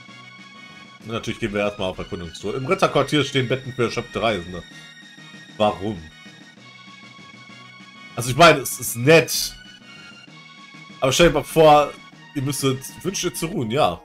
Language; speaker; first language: German; native; German